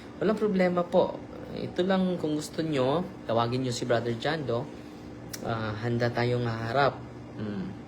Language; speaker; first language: Filipino; native; Filipino